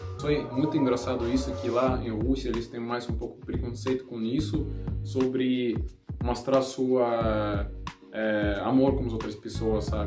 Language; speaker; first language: Portuguese; non-native, learner; Russian